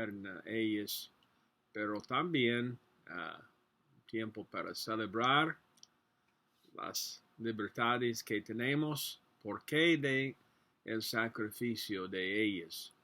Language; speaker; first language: Spanish; non-native, learner; English